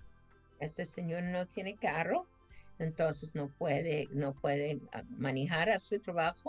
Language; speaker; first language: Spanish; non-native, fluent; English